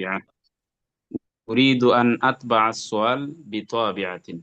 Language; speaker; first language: Arabic; non-native, learner; Bangla